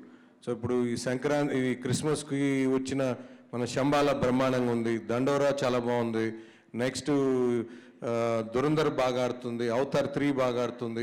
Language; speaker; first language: Telugu; native; Telugu